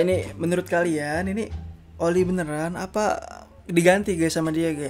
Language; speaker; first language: Indonesian; native; Indonesian